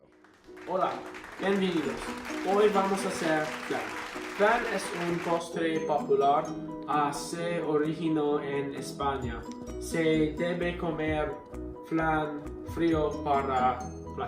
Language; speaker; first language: Spanish; non-native, learner; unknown